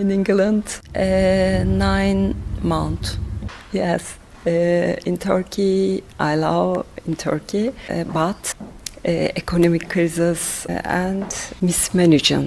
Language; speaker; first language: English; non-native, learner; Turkish